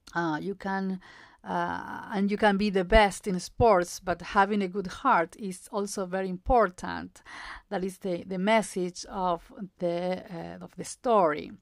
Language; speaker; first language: English; non-native, fluent; Spanish